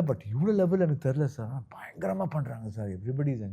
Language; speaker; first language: Tamil; non-native, local second language; Kannada